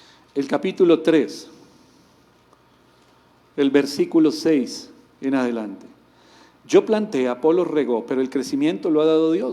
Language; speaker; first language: Spanish; native; Spanish